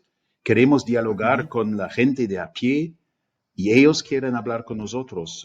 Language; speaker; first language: Spanish; non-native, fluent; German